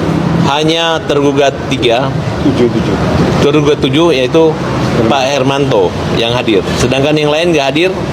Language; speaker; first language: Indonesian; native; Indonesian